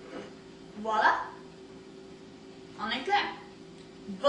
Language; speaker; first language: French; non-native, learner; English